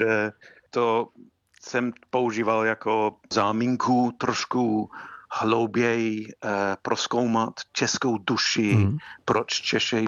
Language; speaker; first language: Czech; non-native, fluent; English